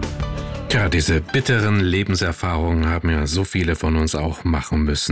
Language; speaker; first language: German; native; German